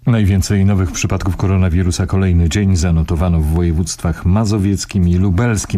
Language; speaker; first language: Polish; native; Polish